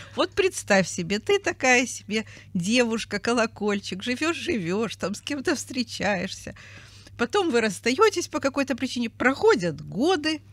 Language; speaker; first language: Russian; native; Russian